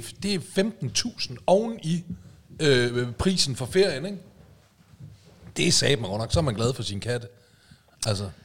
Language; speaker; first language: Danish; native; Danish